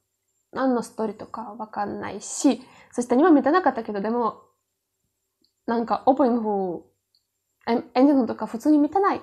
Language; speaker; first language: Japanese; non-native, learner; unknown